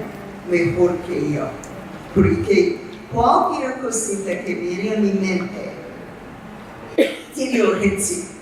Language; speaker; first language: Spanish; non-native, fluent; English